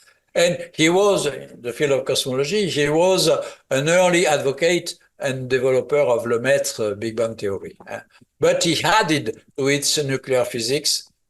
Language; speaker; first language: English; non-native, fluent; French